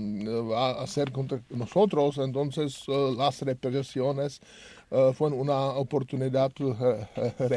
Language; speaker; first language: Spanish; non-native, learner; Czech